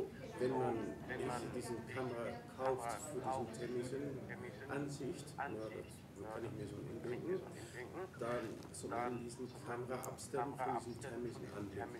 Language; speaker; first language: German; non-native, fluent; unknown